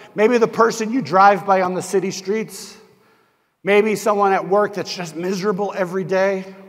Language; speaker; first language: English; native; English